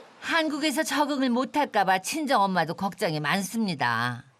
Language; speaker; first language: Korean; native; Korean